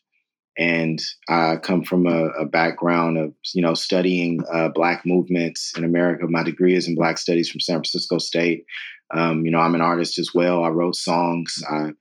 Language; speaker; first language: English; native; English